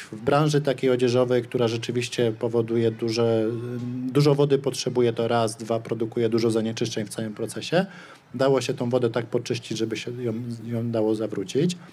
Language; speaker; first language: Polish; native; Polish